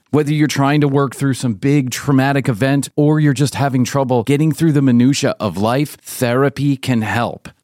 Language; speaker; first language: English; native; English